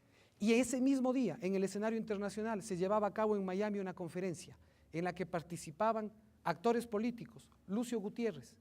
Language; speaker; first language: Spanish; native; Spanish